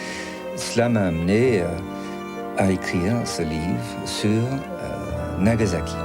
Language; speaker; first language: French; non-native, fluent; English